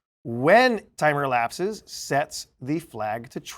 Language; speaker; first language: English; native; English